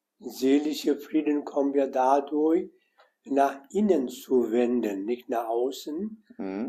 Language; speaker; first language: German; non-native, learner; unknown